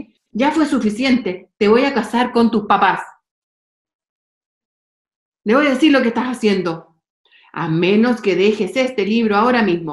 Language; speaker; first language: Spanish; native; Spanish